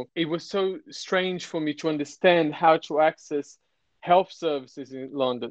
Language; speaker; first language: English; non-native, fluent; Portuguese